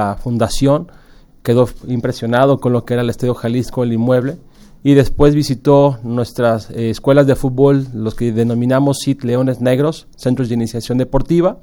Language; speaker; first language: Spanish; native; Spanish